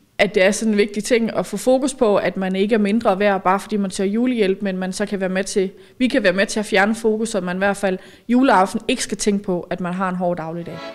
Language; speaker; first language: Danish; native; Danish